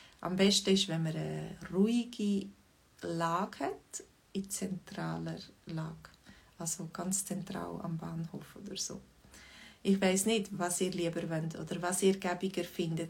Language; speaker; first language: German; native; German